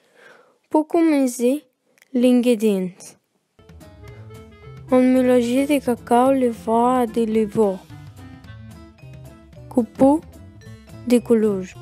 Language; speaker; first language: French; non-native, learner; Spanish